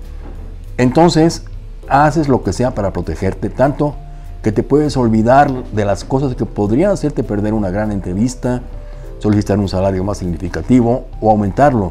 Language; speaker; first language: Spanish; native; Spanish